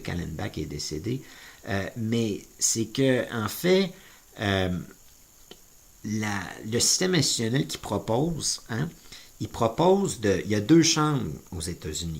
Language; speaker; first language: French; native; French